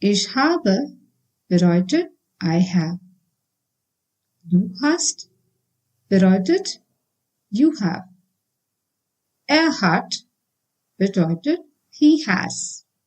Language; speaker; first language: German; non-native, fluent; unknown